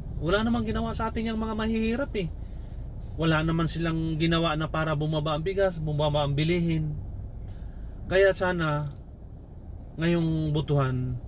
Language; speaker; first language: Filipino; non-native, local second language; Cebuano